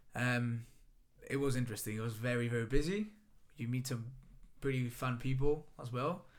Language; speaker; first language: English; non-native, fluent; Greek